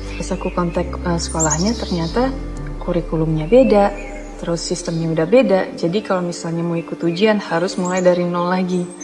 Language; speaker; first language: Indonesian; non-native, fluent; Dutch